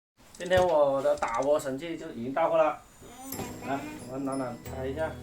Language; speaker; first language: Chinese; native; Chinese